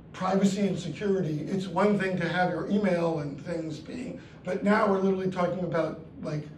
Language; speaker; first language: English; native; English